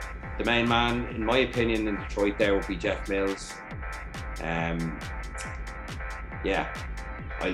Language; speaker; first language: English; native; English